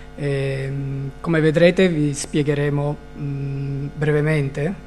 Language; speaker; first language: Italian; native; Italian